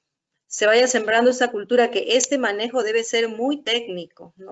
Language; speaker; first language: Spanish; native; Spanish